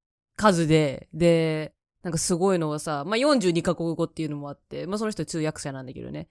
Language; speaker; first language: Japanese; native; Japanese